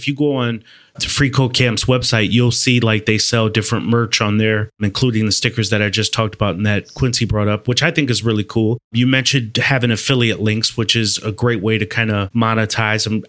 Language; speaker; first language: English; native; English